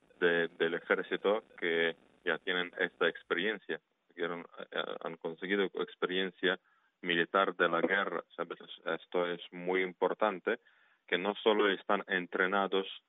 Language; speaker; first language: Spanish; non-native, fluent; Ukrainian